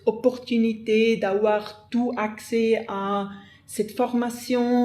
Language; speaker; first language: French; non-native, fluent; German